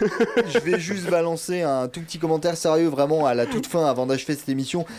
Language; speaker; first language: French; native; French